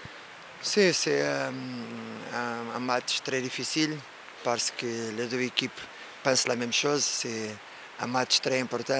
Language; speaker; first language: French; non-native, learner; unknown